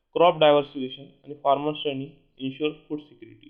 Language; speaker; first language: English; non-native, local second language; Marathi